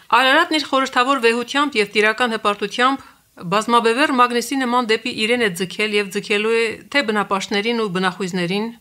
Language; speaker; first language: Armenian; native; Armenian